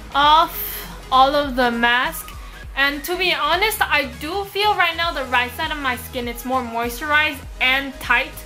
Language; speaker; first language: English; non-native, fluent; Chinese